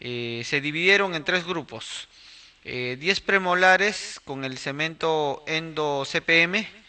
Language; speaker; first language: Spanish; native; Spanish